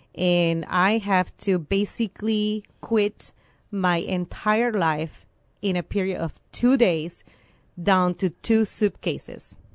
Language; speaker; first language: English; non-native, fluent; Spanish